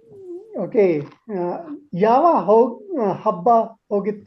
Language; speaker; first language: Kannada; non-native, learner; Hindi